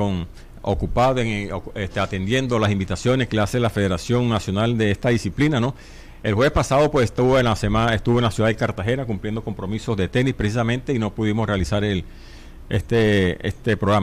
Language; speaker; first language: Spanish; native; Spanish